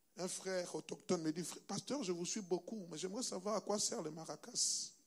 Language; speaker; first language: French; non-native, local second language; Lingala